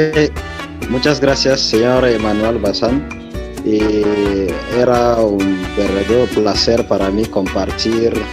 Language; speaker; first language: Spanish; non-native, fluent; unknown